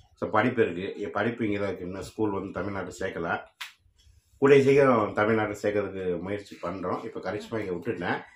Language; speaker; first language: Tamil; native; Tamil